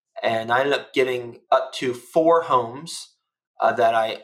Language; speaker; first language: English; native; English